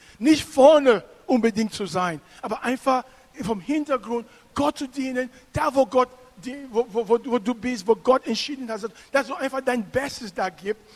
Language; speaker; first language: German; non-native, fluent; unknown